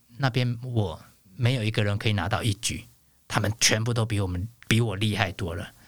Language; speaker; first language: Chinese; non-native, local second language; Hakka Chinese